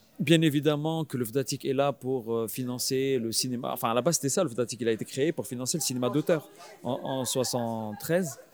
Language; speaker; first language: French; non-native, local second language; Arabic